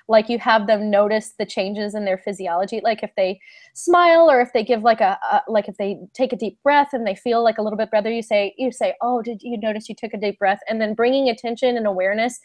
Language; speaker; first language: English; native; English